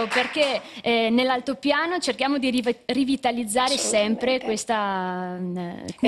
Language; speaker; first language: Italian; native; Italian